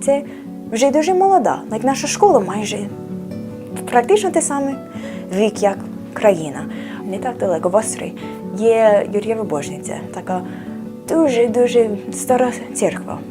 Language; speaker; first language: Ukrainian; non-native, learner; English